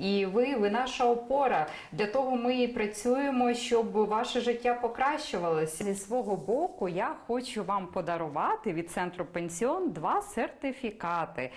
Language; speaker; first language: Ukrainian; native; Ukrainian